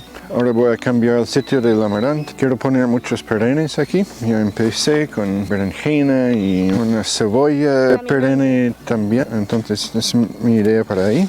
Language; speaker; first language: Spanish; non-native, fluent; English